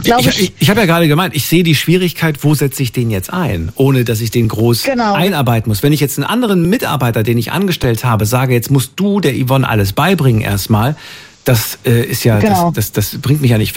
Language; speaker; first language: German; native; German